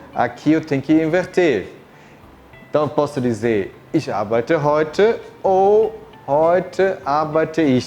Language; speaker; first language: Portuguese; non-native, fluent; German